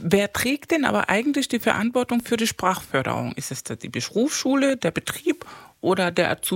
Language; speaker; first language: German; non-native, fluent; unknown